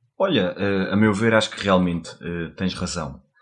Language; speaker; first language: Portuguese; native; Portuguese